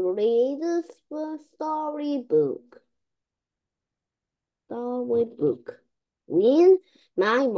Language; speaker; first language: English; non-native, learner; Korean